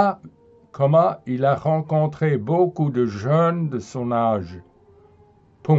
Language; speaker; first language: French; non-native, fluent; German